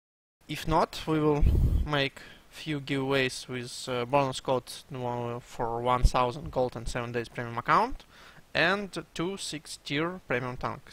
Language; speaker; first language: English; non-native, learner; Russian